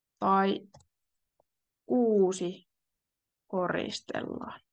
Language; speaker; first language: Finnish; native; Finnish